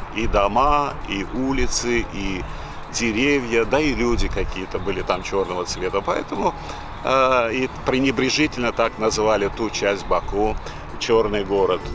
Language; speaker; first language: Russian; native; Russian